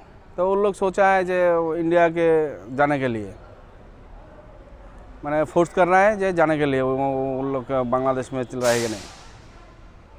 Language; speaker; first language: Hindi; non-native, local second language; Bangla